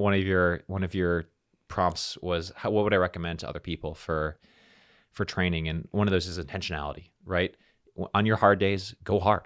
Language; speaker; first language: English; native; English